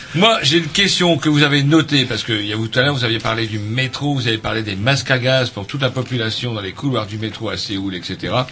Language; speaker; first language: French; native; French